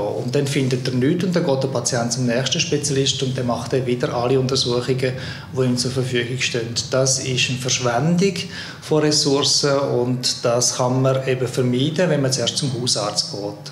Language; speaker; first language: German; native; German